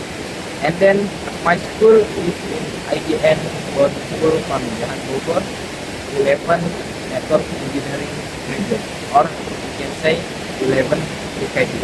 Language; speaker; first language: English; non-native, learner; Indonesian